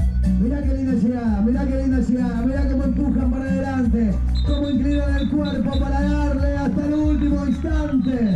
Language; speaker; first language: Spanish; native; Spanish